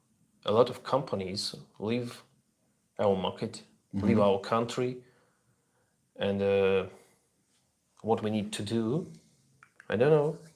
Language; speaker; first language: English; non-native, learner; Russian